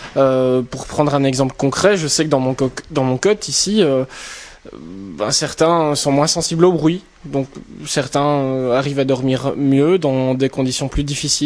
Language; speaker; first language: French; native; French